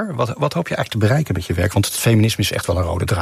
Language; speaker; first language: Dutch; native; Dutch